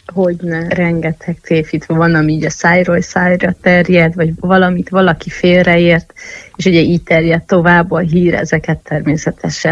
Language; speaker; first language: Hungarian; native; Hungarian